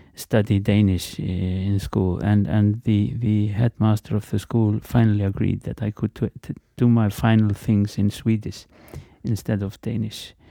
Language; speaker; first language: English; non-native, fluent; Icelandic